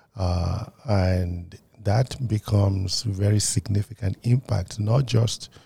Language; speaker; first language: English; non-native, local second language; Yoruba